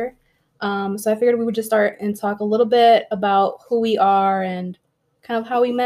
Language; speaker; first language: English; early bilingual, other home language; Spanish